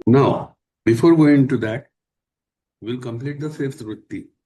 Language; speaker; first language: English; non-native, local second language; Marathi